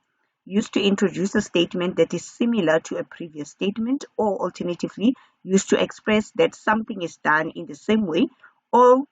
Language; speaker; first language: English; non-native, local second language; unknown